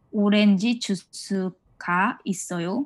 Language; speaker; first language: Korean; non-native, fluent; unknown